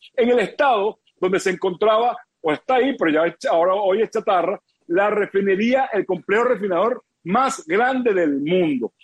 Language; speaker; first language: Spanish; native; Spanish